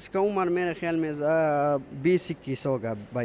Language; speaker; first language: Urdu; non-native, local second language; Pashto